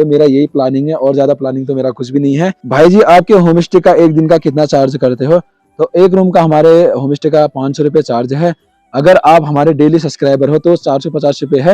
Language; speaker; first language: Hindi; native; Hindi